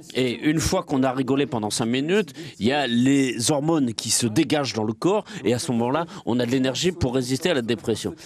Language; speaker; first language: French; non-native, fluent; Russian